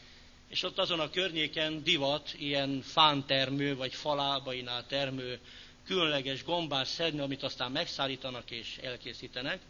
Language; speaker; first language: Hungarian; native; Hungarian